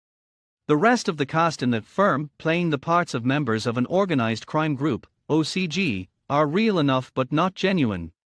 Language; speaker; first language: English; native; English